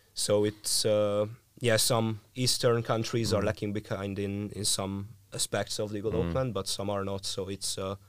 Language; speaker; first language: English; non-native, fluent; Hungarian